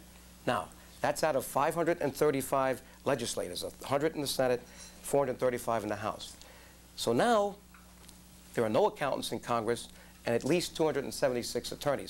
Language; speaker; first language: English; native; English